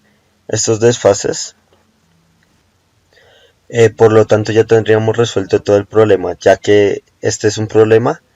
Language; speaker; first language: Spanish; native; Spanish